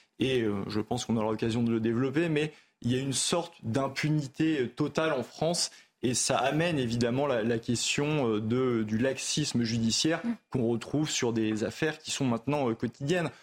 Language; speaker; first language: French; native; French